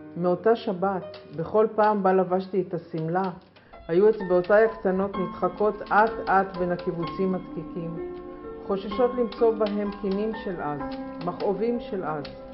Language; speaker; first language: Hebrew; native; Hebrew